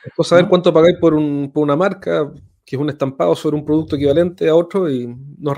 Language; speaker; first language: Spanish; native; Spanish